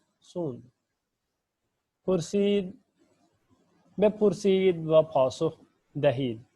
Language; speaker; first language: Persian; non-native, fluent; Urdu